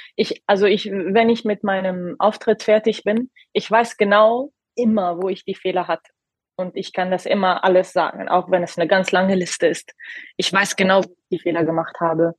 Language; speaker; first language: German; non-native, fluent; Arabic